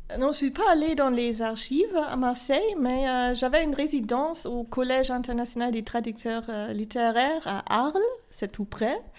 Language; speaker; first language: French; non-native, fluent; German